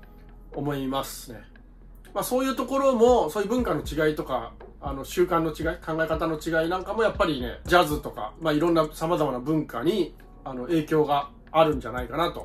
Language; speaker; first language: Japanese; native; Japanese